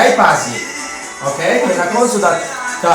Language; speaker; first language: Slovenian; non-native, learner; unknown